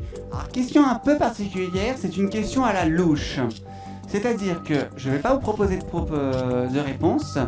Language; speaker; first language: French; native; French